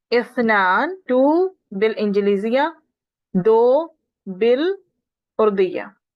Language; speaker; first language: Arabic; non-native, fluent; Urdu